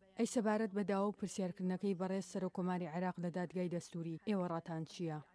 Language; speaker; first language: Central Kurdish; native; Central Kurdish